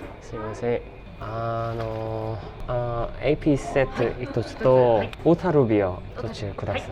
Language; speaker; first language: Japanese; non-native, learner; Korean